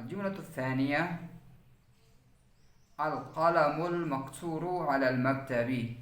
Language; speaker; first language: Arabic; non-native, fluent; Urdu